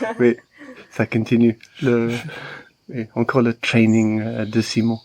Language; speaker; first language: French; non-native, learner; English